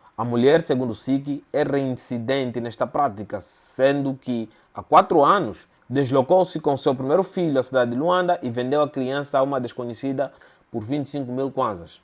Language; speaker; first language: Portuguese; native; Portuguese